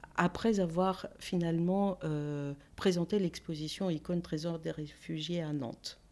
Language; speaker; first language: French; non-native, fluent; Greek